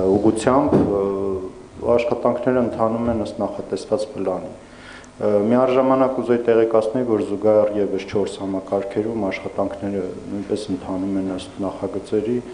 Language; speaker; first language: Armenian; native; Armenian